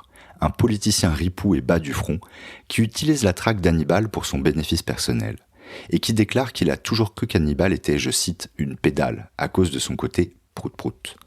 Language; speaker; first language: French; native; French